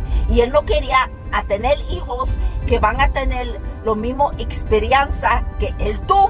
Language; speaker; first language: Spanish; early bilingual, heritage; Spanish